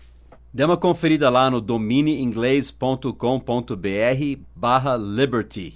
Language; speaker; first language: Portuguese; non-native, fluent; English